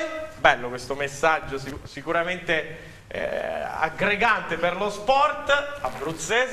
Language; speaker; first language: Italian; native; Italian